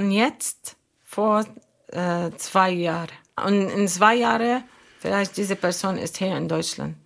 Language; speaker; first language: German; non-native, learner; Arabic